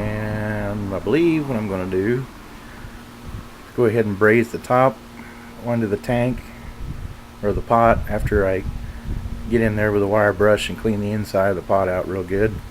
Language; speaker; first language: English; native; English